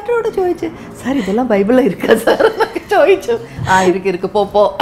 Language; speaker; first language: Malayalam; non-native, fluent; Tamil